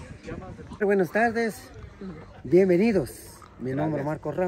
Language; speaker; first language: Spanish; non-native, local second language; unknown